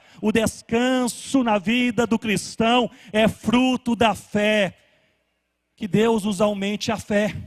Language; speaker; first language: Portuguese; native; Portuguese